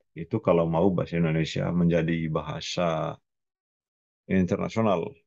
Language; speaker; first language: Indonesian; non-native, local second language; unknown